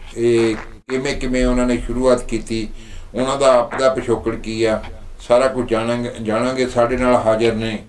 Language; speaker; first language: Punjabi; native; Punjabi